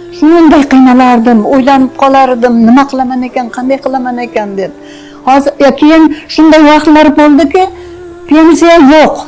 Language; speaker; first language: Uzbek; non-native, local second language; Russian